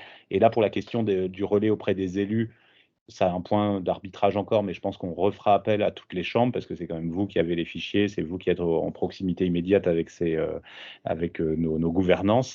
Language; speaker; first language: French; native; French